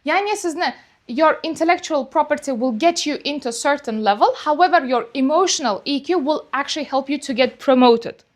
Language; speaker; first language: English; non-native, fluent; Uzbek